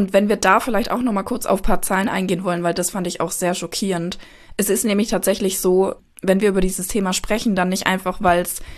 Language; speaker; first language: German; native; German